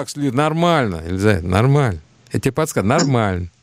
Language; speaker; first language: Russian; native; Russian